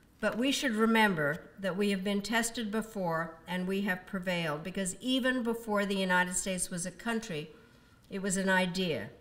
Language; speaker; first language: English; early bilingual, other home language; Czech